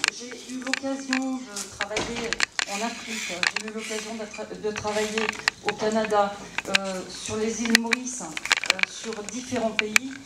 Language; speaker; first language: French; native; French